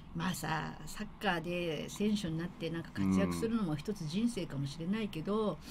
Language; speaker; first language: Japanese; native; Japanese